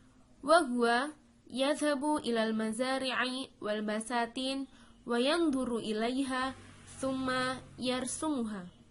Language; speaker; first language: Arabic; non-native, fluent; Indonesian